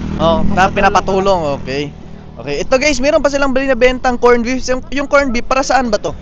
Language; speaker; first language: Filipino; non-native, local second language; Cebuano